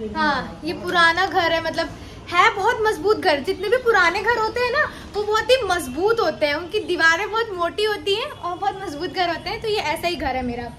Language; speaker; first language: Hindi; native; Hindi